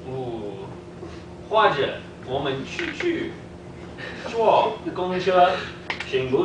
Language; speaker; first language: Chinese; non-native, learner; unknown